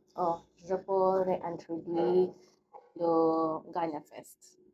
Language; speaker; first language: French; non-native, learner; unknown